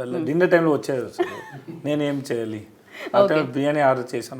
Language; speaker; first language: Telugu; non-native, learner; Tamil